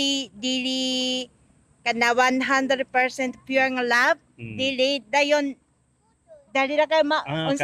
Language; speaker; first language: Cebuano; non-native, learner; Japanese